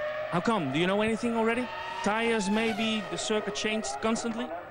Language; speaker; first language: English; non-native, fluent; Dutch